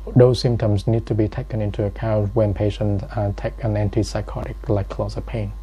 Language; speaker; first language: English; non-native, fluent; Vietnamese